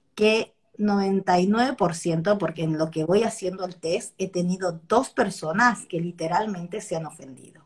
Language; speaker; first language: Spanish; native; Spanish